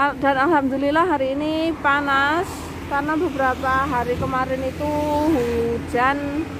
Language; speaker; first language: Indonesian; non-native, local second language; Javanese